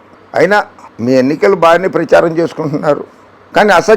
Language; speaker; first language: Telugu; native; Telugu